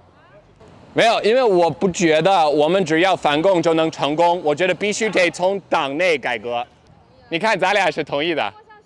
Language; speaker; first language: Chinese; non-native, fluent; English